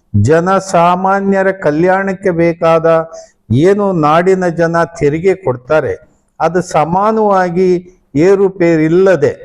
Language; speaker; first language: Kannada; native; Kannada